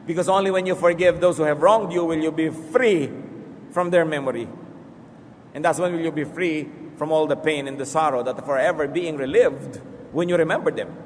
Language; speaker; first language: English; non-native, local second language; Filipino